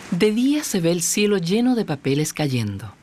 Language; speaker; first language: Spanish; native; Spanish